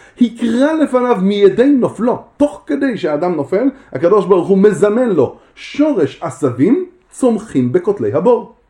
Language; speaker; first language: Hebrew; native; Hebrew